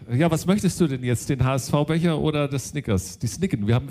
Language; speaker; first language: German; native; German